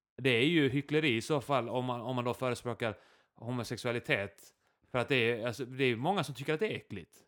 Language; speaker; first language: Swedish; early bilingual, other home language; Icelandic